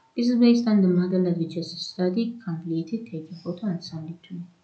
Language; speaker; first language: English; non-native, fluent; Persian